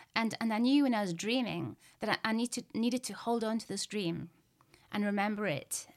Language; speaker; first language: English; native; English